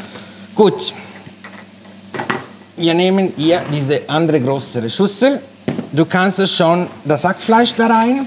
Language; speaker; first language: German; non-native, fluent; Italian